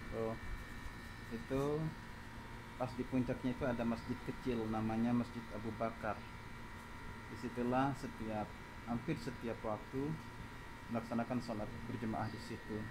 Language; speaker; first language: Indonesian; non-native, local second language; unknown